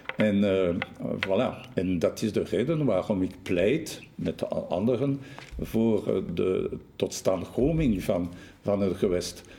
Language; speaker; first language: Dutch; non-native, local second language; French